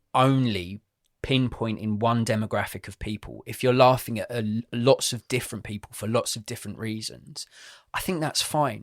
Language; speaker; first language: English; native; English